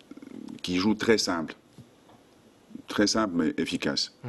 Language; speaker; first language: French; non-native, fluent; Finnish